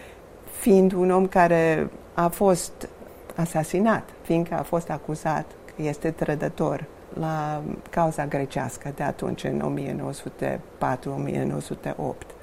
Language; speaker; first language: Romanian; non-native, fluent; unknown